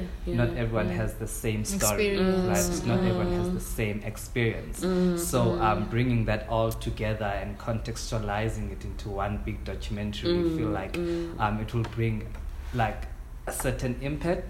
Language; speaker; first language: English; non-native, local second language; Xhosa